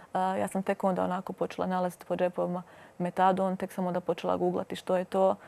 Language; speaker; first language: Croatian; native; Croatian